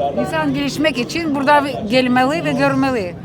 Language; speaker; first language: Turkish; non-native, learner; Ukrainian